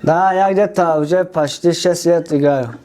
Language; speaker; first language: Russian; non-native, local second language; Tajik